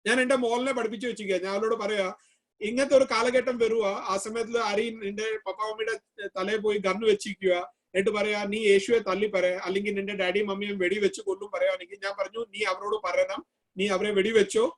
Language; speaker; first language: Malayalam; early bilingual, heritage; Malayalam